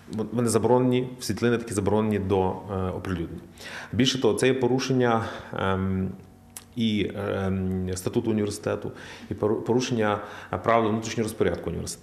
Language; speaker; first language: Ukrainian; native; Ukrainian